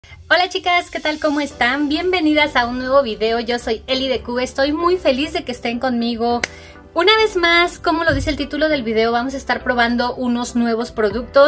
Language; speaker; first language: Spanish; native; Spanish